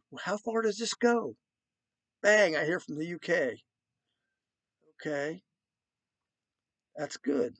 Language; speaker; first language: English; native; English